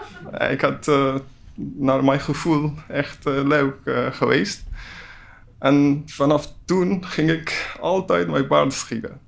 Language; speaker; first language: Dutch; non-native, learner; Persian